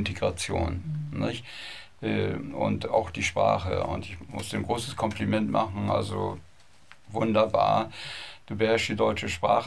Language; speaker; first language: German; native; German